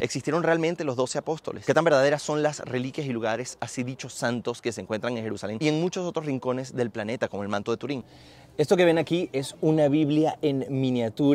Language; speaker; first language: Spanish; native; Spanish